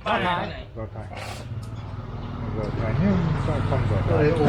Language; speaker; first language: Vietnamese; non-native, learner; Hebrew